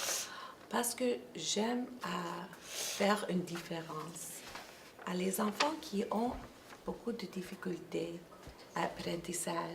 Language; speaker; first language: French; non-native, local second language; English